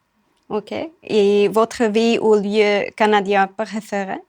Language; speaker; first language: French; non-native, fluent; Czech